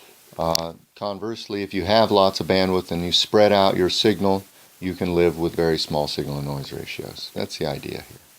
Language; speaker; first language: English; native; English